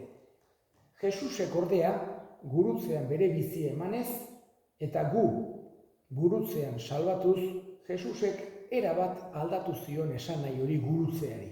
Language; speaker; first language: Basque; native; Basque